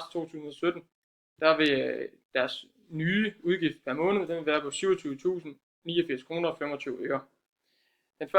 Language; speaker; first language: Danish; native; Danish